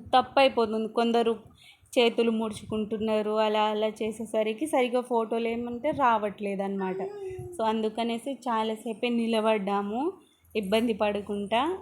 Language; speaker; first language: Telugu; non-native, local second language; Lambadi